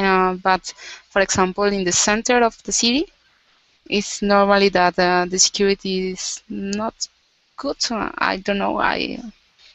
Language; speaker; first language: English; non-native, learner; Spanish